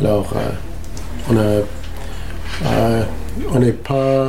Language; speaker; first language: French; non-native, learner; English